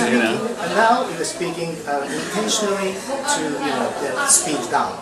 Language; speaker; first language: English; non-native, learner; Japanese